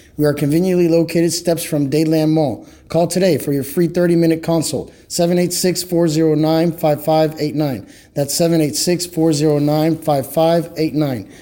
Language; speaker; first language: English; native; English